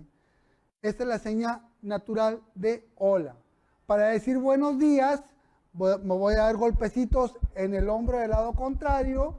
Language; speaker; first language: Spanish; native; Spanish